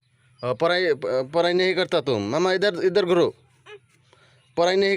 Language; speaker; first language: Hindi; non-native, local second language; Bangla